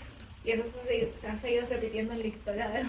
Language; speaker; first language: Spanish; native; Spanish